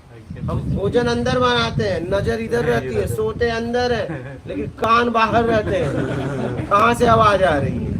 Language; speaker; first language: Hindi; native; Hindi